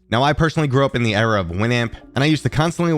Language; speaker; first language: English; native; English